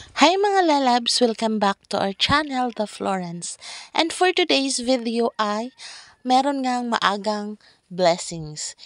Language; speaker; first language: Filipino; non-native, local second language; Cebuano